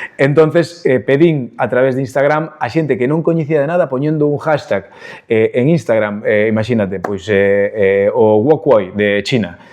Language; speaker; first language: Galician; non-native, local second language; Spanish